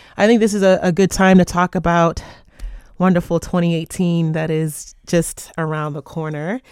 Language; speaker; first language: English; native; English